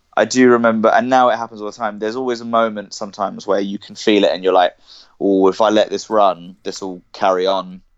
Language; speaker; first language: English; native; English